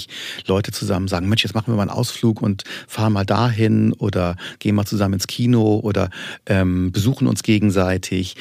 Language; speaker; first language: German; native; German